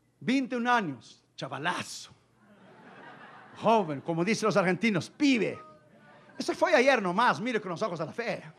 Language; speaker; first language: Spanish; non-native, fluent; Portuguese